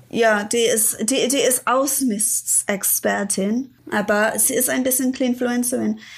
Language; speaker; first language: German; non-native, fluent; English